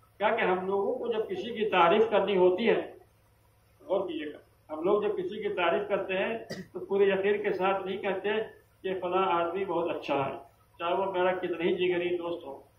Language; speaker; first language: Urdu; native; Urdu